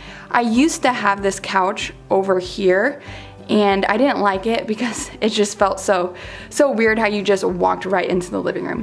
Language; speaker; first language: English; native; English